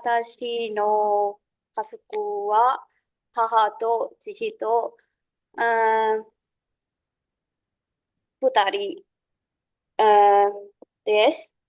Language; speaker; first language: Japanese; non-native, learner; Sinhala